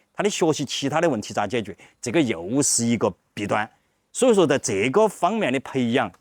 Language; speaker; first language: Chinese; native; Chinese